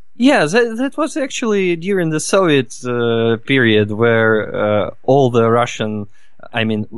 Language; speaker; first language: English; non-native, fluent; Russian